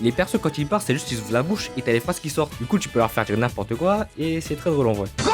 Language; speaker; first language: French; native; French